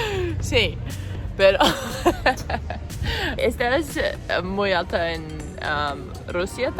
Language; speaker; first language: Spanish; non-native, learner; English